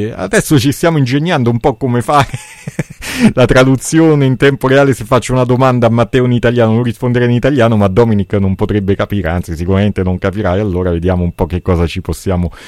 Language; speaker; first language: Italian; native; Italian